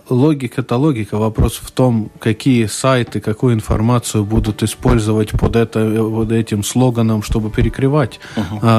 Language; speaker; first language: Russian; non-native, local second language; Latvian